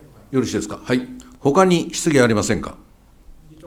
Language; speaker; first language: Japanese; native; Japanese